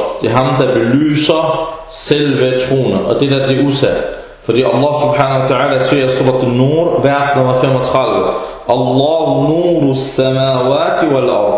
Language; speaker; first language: Danish; early bilingual, other home language; Arabic